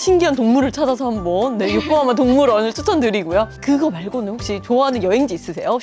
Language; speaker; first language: Korean; native; Korean